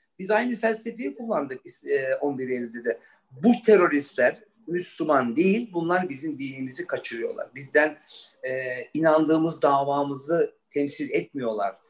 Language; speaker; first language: Turkish; early bilingual, heritage; Turkish